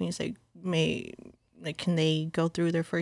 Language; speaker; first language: English; early bilingual, other home language; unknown